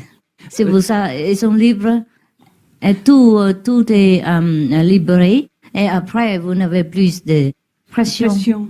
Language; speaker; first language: French; non-native, learner; Vietnamese